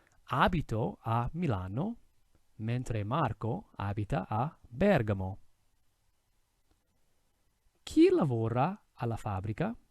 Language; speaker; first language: Italian; non-native, fluent; English